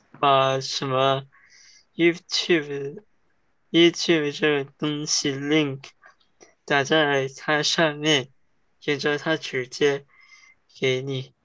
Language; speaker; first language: Chinese; early bilingual, heritage; Chinese